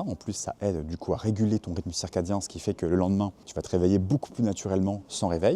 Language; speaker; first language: French; native; French